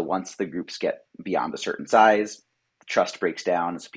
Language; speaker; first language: English; native; English